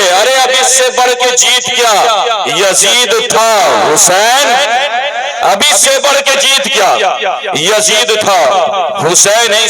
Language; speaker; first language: Urdu; native; Urdu